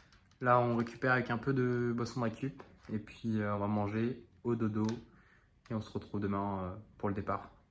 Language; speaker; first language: French; native; French